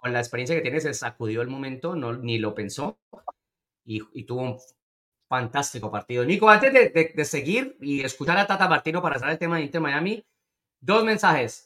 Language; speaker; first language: Spanish; native; Spanish